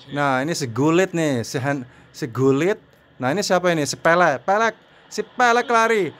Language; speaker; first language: Indonesian; non-native, fluent; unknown